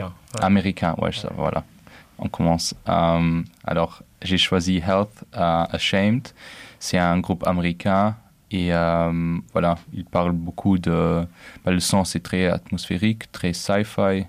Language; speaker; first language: French; non-native, local second language; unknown